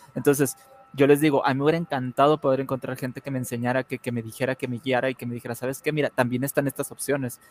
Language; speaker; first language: Spanish; native; Spanish